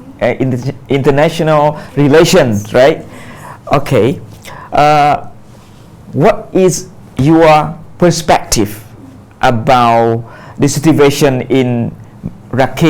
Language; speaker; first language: English; non-native, fluent; Pattani Malay